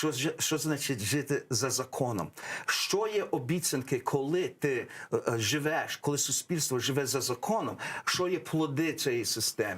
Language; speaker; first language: Ukrainian; early bilingual, heritage; English